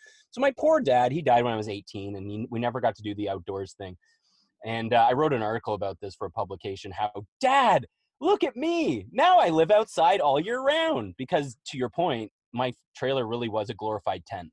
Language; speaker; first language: English; native; English